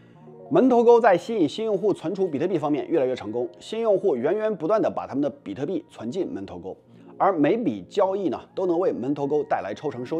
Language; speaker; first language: Chinese; native; Chinese